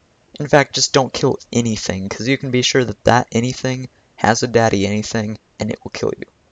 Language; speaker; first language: English; native; English